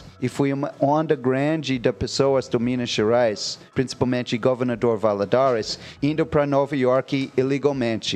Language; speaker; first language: Portuguese; non-native, fluent; English